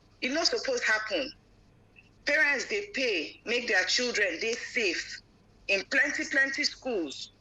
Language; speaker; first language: Nigerian Pidgin; non-native, local second language; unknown